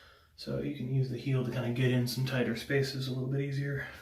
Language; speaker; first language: English; native; English